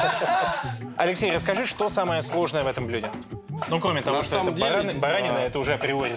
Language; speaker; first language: Russian; native; Russian